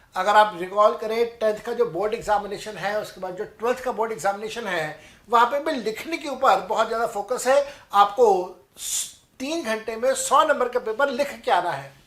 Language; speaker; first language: Hindi; non-native, local second language; Punjabi